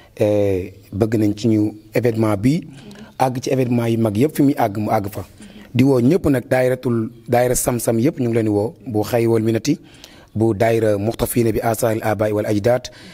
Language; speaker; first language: Wolof; native; Wolof